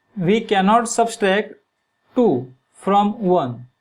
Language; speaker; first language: English; non-native, local second language; Marathi